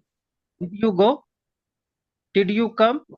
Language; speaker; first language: English; non-native, learner; Hindi